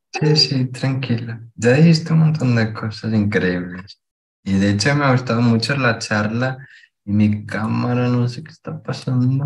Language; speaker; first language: Spanish; non-native, fluent; Portuguese